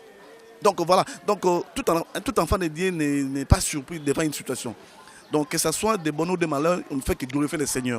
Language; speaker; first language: French; non-native, local second language; Lingala